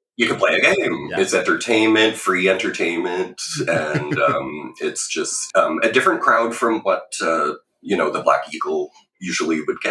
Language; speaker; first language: English; native; English